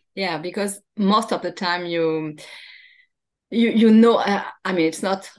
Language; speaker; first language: English; non-native, fluent; French